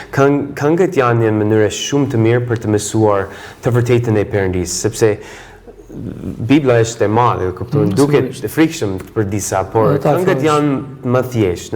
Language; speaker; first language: Albanian; non-native, fluent; English